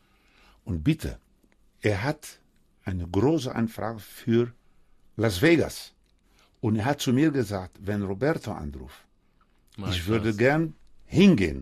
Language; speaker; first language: German; non-native, fluent; Spanish